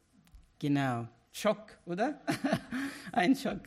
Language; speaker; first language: German; non-native, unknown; Arabic